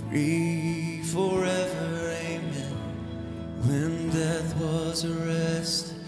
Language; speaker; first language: English; native; English